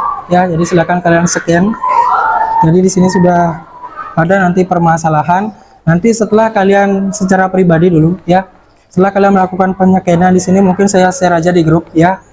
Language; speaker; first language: Indonesian; native; Indonesian